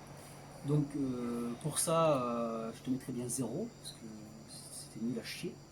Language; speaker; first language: French; native; French